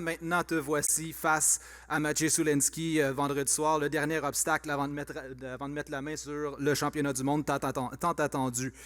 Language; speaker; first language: French; native; French